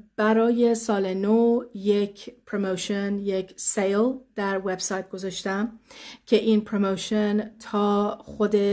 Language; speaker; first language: Persian; early bilingual, heritage; Persian